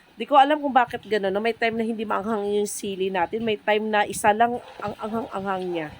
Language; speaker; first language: Filipino; non-native, local second language; Cebuano